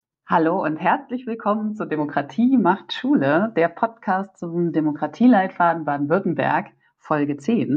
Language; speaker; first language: German; native; German